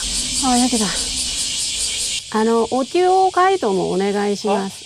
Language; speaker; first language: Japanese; non-native, learner; Korean